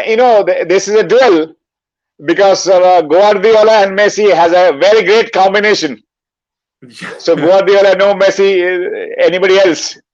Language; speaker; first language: English; non-native, local second language; Bangla